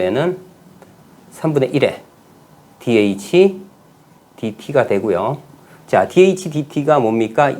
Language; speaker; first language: Korean; native; Korean